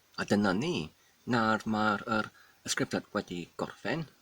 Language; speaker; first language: Welsh; non-native, learner; Polish